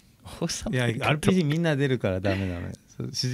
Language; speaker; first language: Japanese; native; Japanese